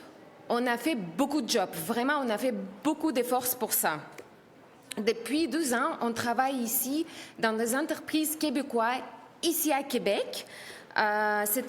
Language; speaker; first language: French; non-native, learner; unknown